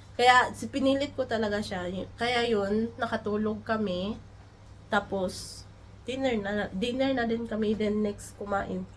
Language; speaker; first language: Filipino; non-native, local second language; Cebuano